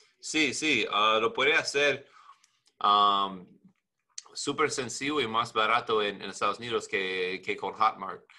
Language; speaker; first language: Spanish; non-native, learner; English